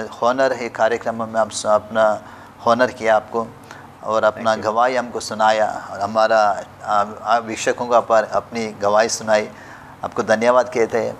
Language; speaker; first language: Hindi; non-native, local second language; Kannada